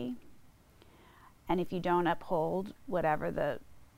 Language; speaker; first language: English; native; English